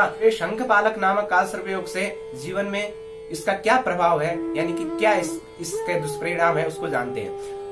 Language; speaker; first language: Hindi; native; Hindi